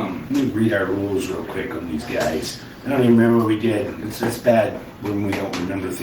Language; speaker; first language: English; native; English